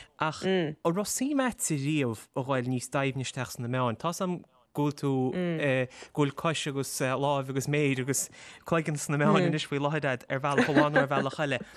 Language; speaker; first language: Irish; native; Irish